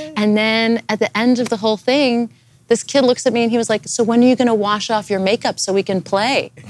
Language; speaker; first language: English; native; English